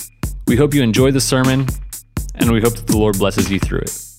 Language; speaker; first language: English; native; English